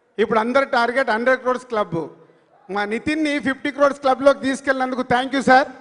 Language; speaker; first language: Telugu; native; Telugu